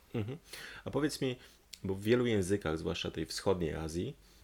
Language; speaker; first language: Polish; native; Polish